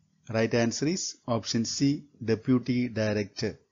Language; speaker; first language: English; non-native, local second language; Malayalam